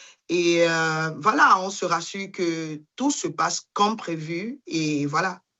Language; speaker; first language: French; non-native, local second language; Duala